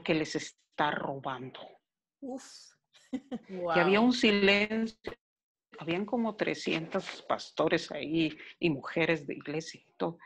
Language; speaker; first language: Spanish; native; Spanish